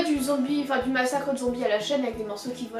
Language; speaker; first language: French; native; French